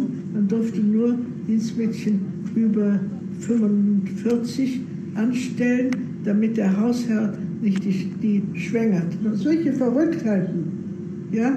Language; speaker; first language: German; native; German